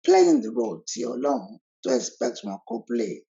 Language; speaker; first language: English; non-native, local second language; Yoruba